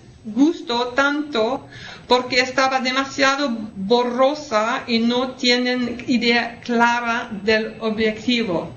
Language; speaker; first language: Spanish; non-native, learner; French